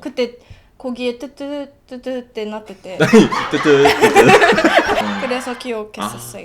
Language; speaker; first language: Korean; non-native, learner; Japanese